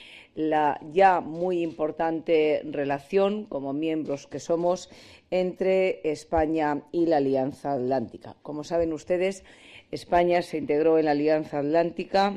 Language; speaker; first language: Spanish; native; Spanish